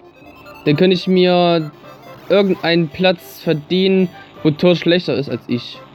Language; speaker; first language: German; native; German